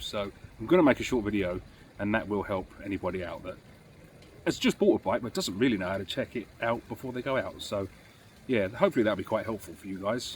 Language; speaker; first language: English; native; English